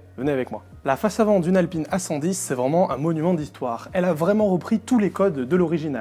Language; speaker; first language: French; native; French